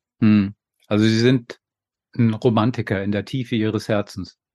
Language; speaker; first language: German; native; German